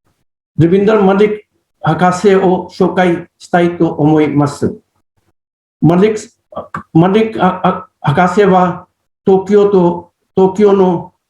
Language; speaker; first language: Japanese; non-native, learner; Hindi